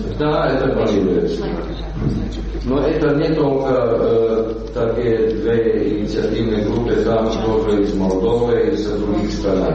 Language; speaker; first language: Russian; non-native, fluent; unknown